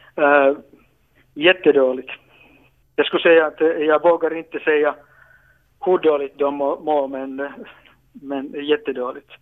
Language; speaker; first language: Swedish; non-native, local second language; Finnish